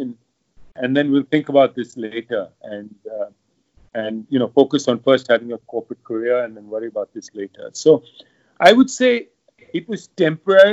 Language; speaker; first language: English; non-native, local second language; Hindi